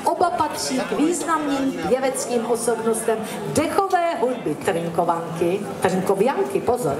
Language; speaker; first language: Czech; native; Czech